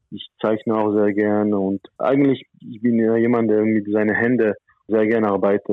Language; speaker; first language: German; non-native, fluent; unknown